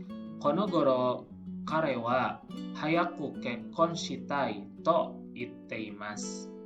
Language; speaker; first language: Japanese; non-native, learner; Indonesian